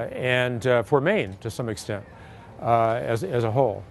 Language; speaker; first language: English; native; English